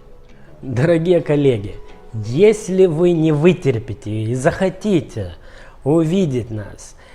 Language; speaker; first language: Russian; native; Russian